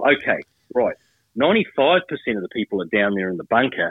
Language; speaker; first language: English; native; English